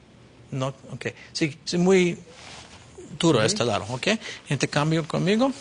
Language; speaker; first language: Spanish; non-native, learner; English